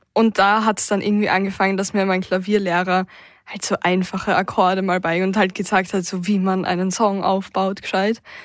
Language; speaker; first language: German; native; German